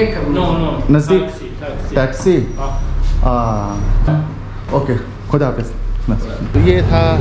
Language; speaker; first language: Hindi; native; Hindi